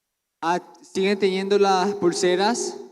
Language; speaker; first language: Spanish; native; Spanish